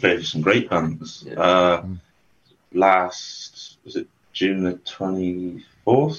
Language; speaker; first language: English; native; English